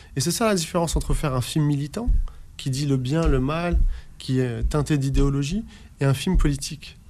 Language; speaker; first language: French; early bilingual, other home language; Arabic